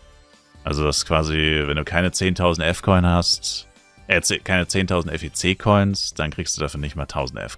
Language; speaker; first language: German; native; German